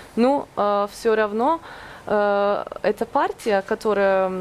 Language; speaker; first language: Russian; non-native, fluent; Norwegian